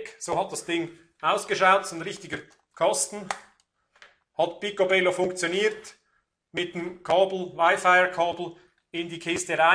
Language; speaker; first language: German; native; German